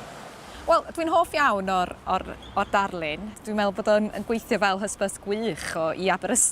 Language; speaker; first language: Welsh; native; Welsh